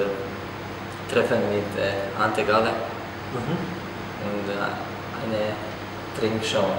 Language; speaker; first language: German; non-native, learner; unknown